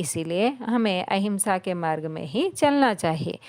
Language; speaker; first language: Hindi; non-native, local second language; Telugu